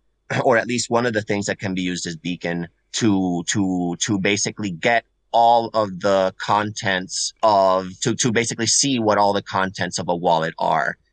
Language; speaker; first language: English; non-native, fluent; Spanish